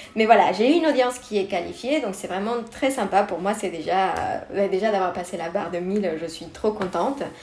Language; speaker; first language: French; non-native, fluent; Spanish